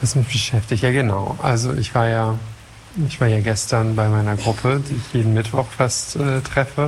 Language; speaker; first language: German; non-native, fluent; French